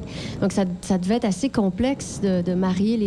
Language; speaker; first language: French; native; French